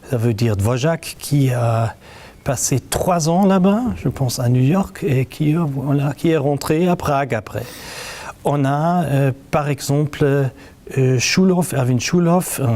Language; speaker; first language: French; non-native, fluent; German